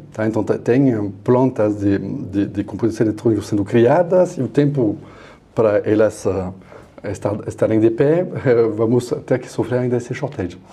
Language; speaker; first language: Portuguese; non-native, fluent; French